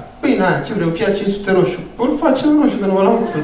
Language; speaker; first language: Romanian; native; Romanian